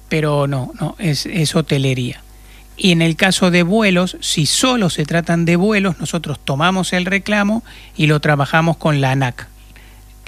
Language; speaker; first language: Spanish; native; Spanish